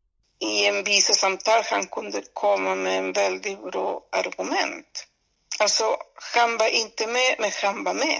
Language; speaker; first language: Swedish; non-native, fluent; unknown